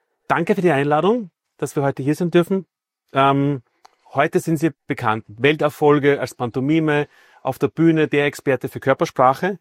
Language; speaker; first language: German; native; German